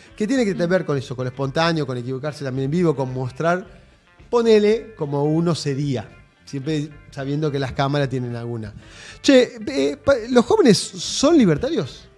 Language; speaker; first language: Spanish; native; Spanish